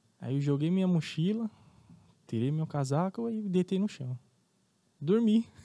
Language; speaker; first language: Portuguese; non-native, fluent; Arabic